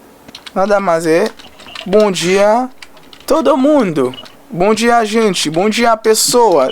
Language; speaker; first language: Portuguese; non-native, learner; Haitian Creole